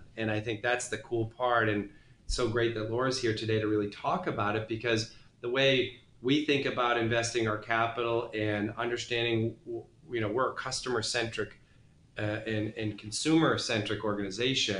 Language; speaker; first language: English; native; English